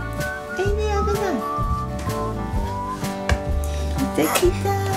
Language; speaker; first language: Japanese; native; Japanese